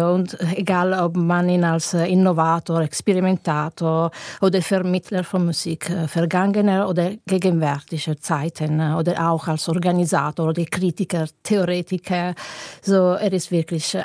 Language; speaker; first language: German; non-native, fluent; Italian